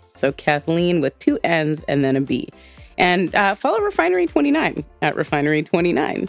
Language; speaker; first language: English; native; English